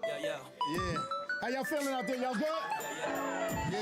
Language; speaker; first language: English; native; English